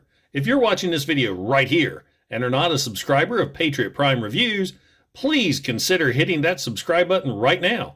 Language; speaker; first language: English; native; English